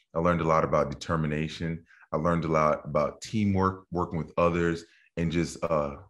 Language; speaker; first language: English; native; English